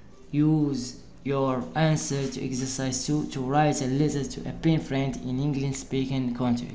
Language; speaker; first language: English; non-native, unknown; Arabic